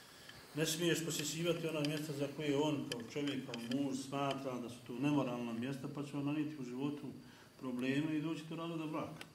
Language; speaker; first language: Bosnian; native; Bosnian